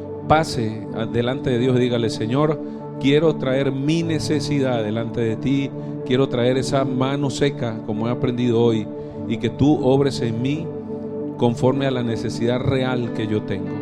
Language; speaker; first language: Spanish; native; Spanish